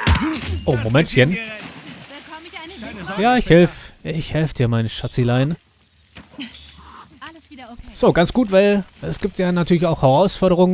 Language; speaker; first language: German; native; German